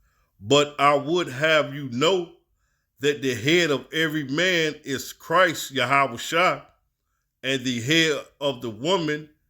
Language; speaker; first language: English; native; English